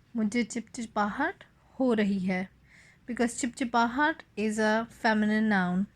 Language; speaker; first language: Urdu; native; Urdu